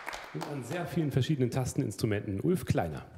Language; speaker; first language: German; native; German